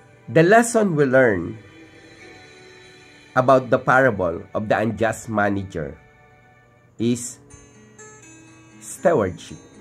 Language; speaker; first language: English; non-native, local second language; Filipino